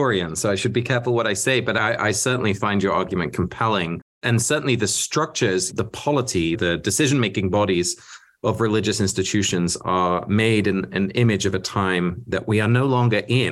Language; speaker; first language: English; early bilingual, other home language; Dutch